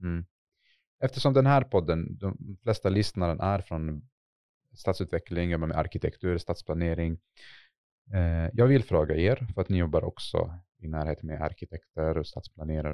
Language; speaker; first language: Swedish; non-native, fluent; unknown